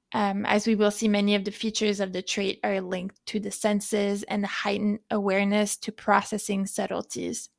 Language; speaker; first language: English; non-native, fluent; French